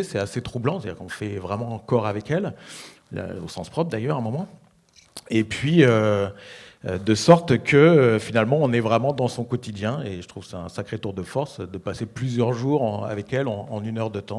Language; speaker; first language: French; native; French